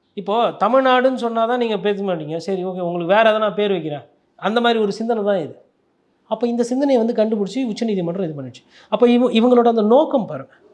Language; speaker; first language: Tamil; native; Tamil